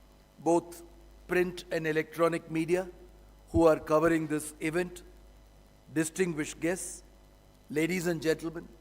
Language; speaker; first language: English; non-native, local second language; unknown